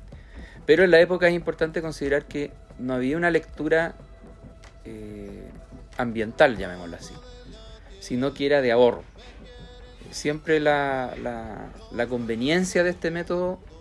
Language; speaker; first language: Spanish; native; Spanish